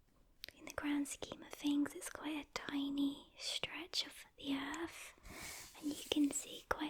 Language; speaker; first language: English; native; English